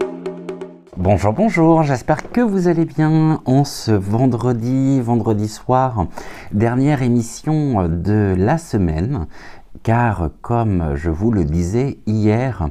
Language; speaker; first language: French; native; French